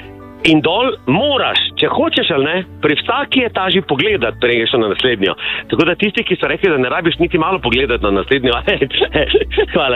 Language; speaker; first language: Slovenian; native; Slovenian